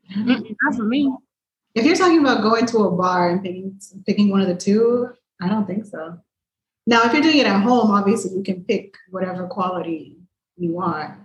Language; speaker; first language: English; native; English